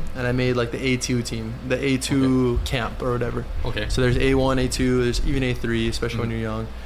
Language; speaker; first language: English; native; English